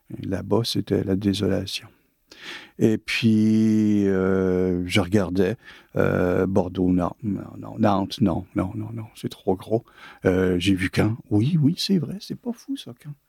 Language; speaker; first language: French; native; French